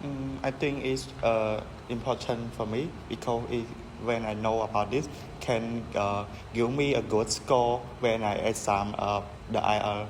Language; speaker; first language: English; non-native, learner; Khmer